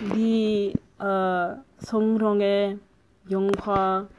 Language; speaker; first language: Korean; non-native, learner; English